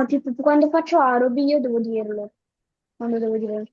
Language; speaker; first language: Italian; early bilingual, other home language; Bangla